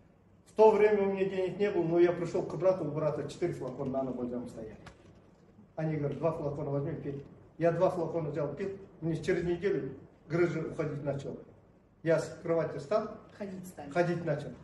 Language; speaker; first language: Russian; non-native, local second language; Kazakh